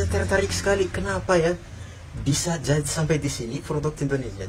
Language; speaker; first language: Indonesian; non-native, fluent; Malagasy